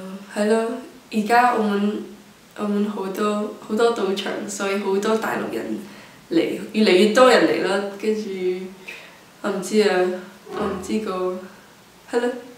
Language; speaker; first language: Cantonese; non-native, local second language; English